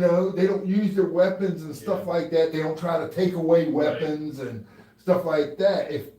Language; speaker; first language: English; native; English